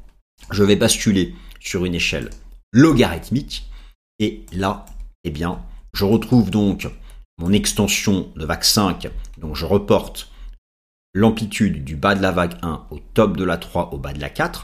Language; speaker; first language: French; native; French